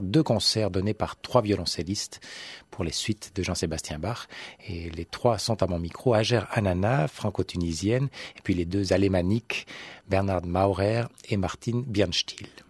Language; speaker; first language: French; native; French